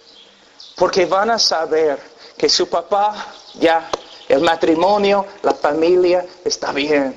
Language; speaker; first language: Spanish; non-native, fluent; English